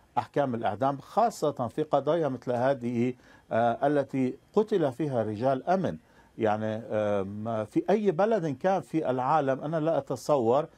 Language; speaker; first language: Arabic; non-native, fluent; Persian